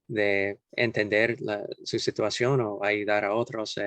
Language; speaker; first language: Spanish; non-native, fluent; English